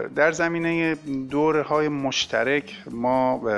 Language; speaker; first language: Persian; native; Persian